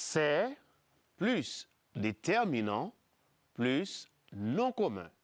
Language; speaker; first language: French; non-native, fluent; Spanish